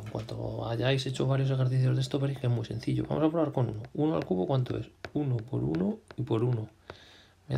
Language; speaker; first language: Spanish; native; Spanish